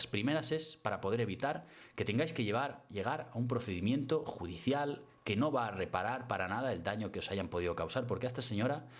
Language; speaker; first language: Spanish; native; Spanish